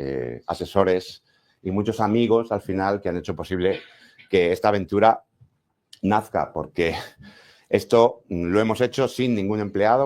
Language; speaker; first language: Spanish; native; Spanish